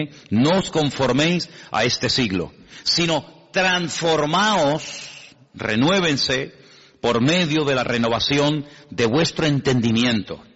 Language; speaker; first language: Spanish; native; Spanish